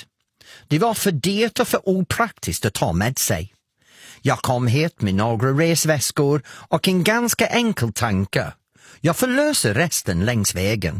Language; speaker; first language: Swedish; non-native, fluent; English